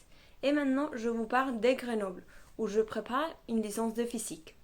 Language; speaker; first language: French; non-native, fluent; Spanish